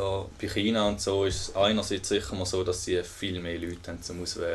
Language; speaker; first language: German; native; German